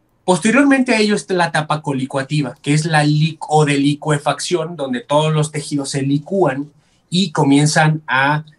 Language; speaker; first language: Spanish; native; Spanish